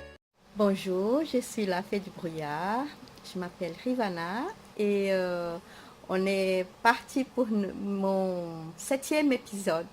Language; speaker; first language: French; non-native, fluent; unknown